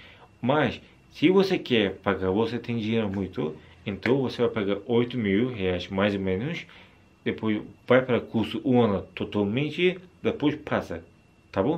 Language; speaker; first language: Portuguese; non-native, learner; Turkish